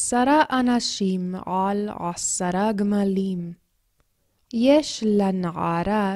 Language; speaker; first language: Hebrew; non-native, fluent; English